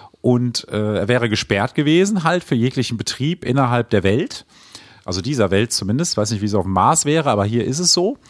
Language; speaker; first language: German; native; German